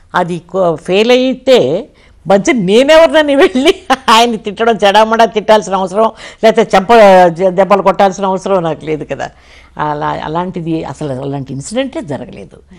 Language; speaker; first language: Telugu; non-native, local second language; English